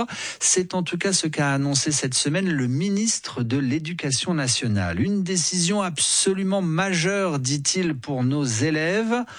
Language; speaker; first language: French; native; French